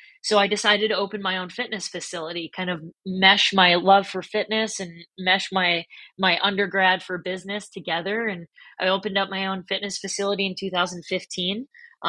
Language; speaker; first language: English; native; English